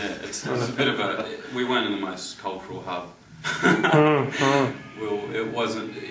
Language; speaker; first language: English; native; English